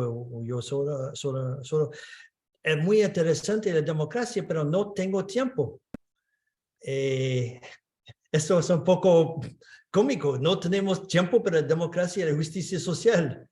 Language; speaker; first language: Spanish; non-native, fluent; English